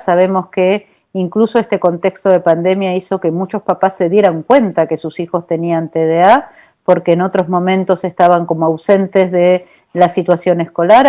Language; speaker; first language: Spanish; native; Spanish